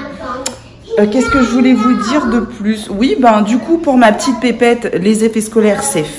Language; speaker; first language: French; native; French